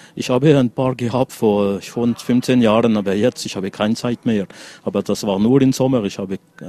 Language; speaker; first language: German; non-native, local second language; French